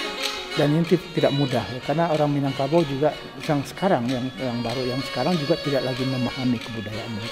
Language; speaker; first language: Indonesian; non-native, local second language; Minangkabau